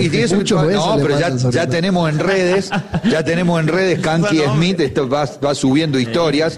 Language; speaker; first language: Spanish; native; Spanish